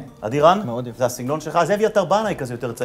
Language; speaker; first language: Hebrew; native; Hebrew